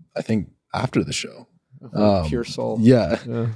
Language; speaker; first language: English; native; English